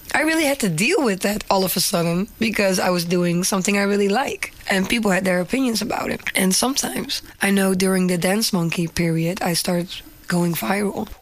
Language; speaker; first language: English; non-native, fluent; Dutch